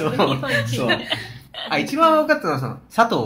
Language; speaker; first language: Japanese; native; Japanese